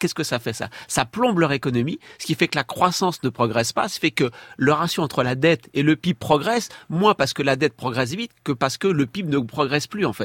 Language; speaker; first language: French; native; French